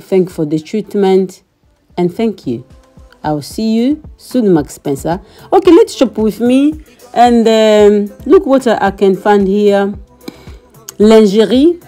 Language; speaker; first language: English; non-native, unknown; Lingala